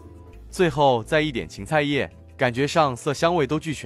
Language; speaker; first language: Chinese; native; Chinese